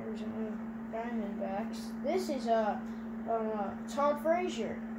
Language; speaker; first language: English; native; English